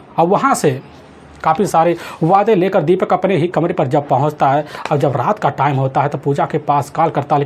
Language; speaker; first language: Hindi; native; Hindi